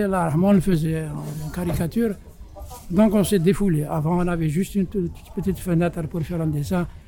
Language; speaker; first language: French; non-native, local second language; Arabic